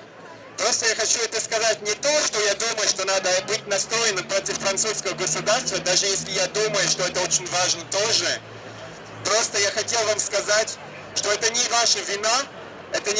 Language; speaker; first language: Russian; non-native, fluent; French